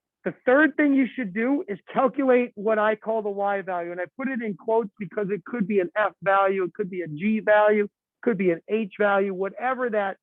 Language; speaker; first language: English; native; English